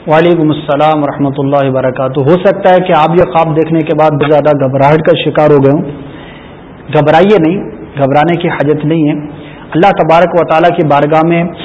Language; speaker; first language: Urdu; native; Urdu